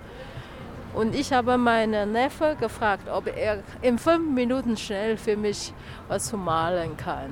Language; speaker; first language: German; non-native, learner; Chinese